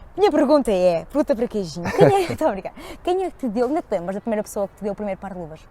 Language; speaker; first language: Portuguese; native; Portuguese